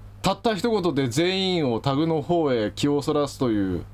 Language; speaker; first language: Japanese; native; Japanese